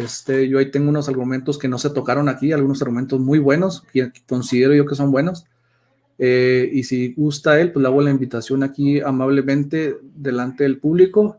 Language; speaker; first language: Spanish; native; Spanish